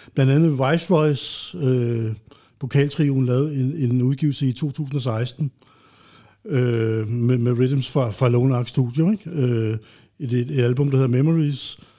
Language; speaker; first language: Danish; native; Danish